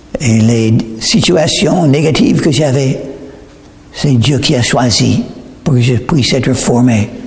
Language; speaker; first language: French; non-native, fluent; English